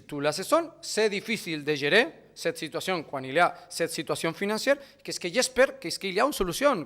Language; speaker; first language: French; non-native, fluent; Spanish